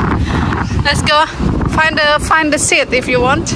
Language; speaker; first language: English; non-native, learner; Indonesian